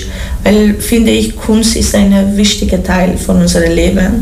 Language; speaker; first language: German; non-native, learner; Persian